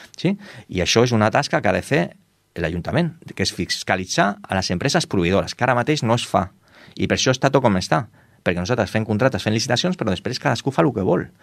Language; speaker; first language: Catalan; non-native, local second language; Spanish